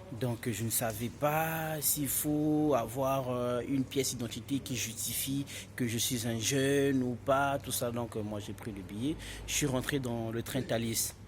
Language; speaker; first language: French; non-native, local second language; Lingala